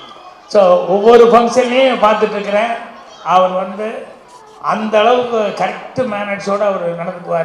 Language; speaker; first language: Tamil; native; Tamil